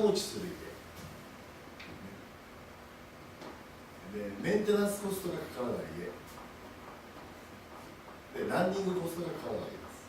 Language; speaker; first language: Japanese; native; Japanese